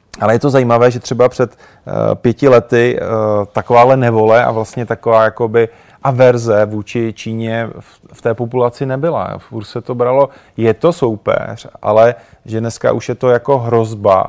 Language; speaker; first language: Czech; native; Czech